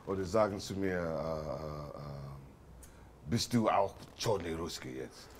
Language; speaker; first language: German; non-native, learner; English